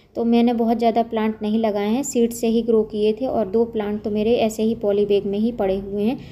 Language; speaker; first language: Hindi; non-native, local second language; Gujarati